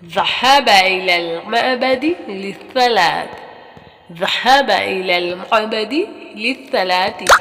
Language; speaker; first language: Arabic; non-native, fluent; Urdu